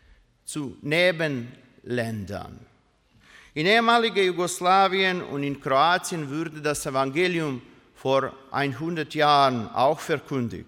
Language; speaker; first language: German; non-native, learner; Croatian